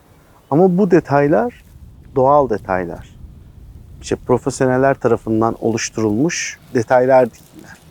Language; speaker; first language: Turkish; native; Turkish